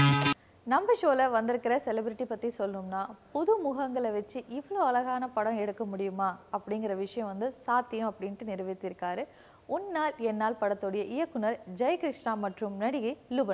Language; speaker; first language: Tamil; native; Tamil